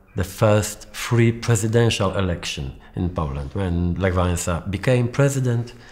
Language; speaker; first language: English; non-native, fluent; Polish